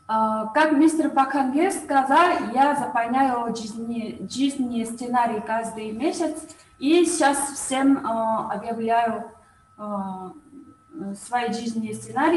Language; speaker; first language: Russian; non-native, learner; Korean